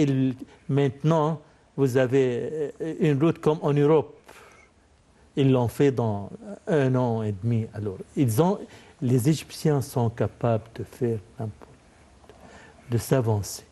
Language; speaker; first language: French; non-native, fluent; Arabic